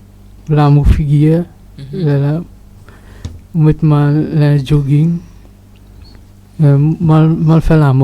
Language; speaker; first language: French; non-native, local second language; Morisyen